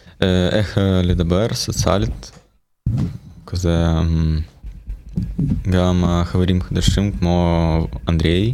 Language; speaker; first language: Hebrew; non-native, learner; Russian